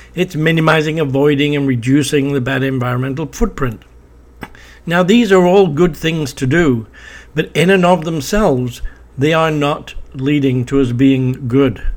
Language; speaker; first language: English; native; English